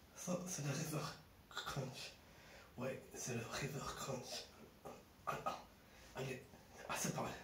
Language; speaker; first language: French; non-native, fluent; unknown